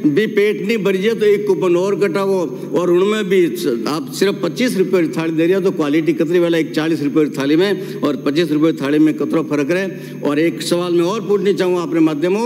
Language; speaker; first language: Hindi; native; Hindi